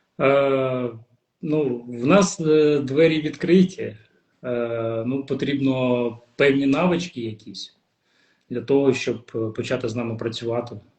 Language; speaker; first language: Ukrainian; non-native, local second language; Russian